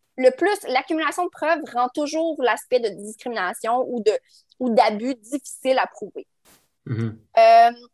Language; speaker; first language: French; native; French